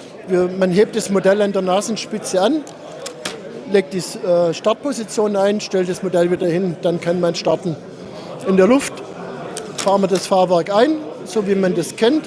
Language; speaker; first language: German; native; German